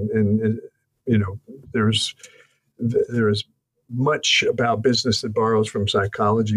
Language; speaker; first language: English; native; English